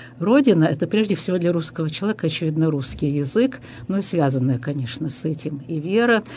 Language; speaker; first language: Russian; early bilingual, heritage; Russian